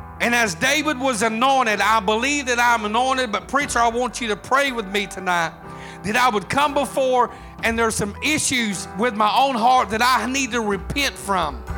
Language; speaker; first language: English; native; English